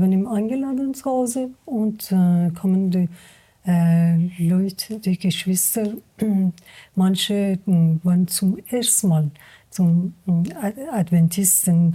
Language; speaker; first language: German; non-native, learner; Persian